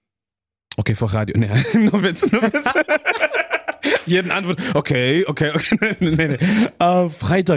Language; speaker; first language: German; non-native, learner; English